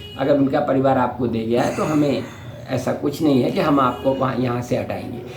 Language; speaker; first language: Hindi; native; Hindi